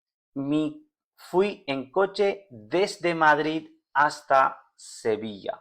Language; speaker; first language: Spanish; non-native, fluent; Urdu